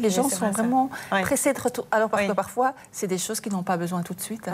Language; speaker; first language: French; native; French